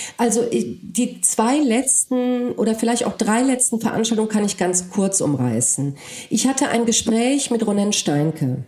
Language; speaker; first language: German; early bilingual, other home language; Polish